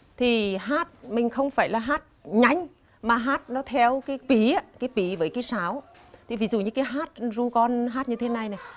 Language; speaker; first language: Vietnamese; non-native, local second language; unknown